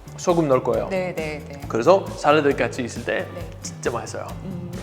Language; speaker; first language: Korean; non-native, fluent; Greek